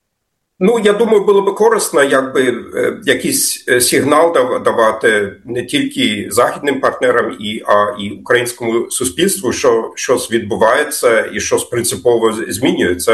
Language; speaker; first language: Ukrainian; non-native, fluent; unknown